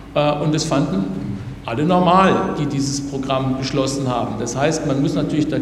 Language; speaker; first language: German; native; German